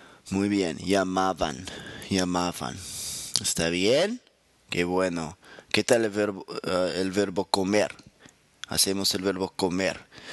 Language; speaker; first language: Spanish; non-native, fluent; English